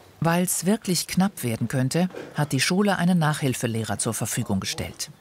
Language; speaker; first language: German; native; German